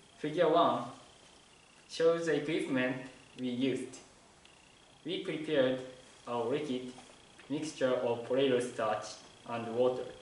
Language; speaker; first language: English; non-native, learner; Japanese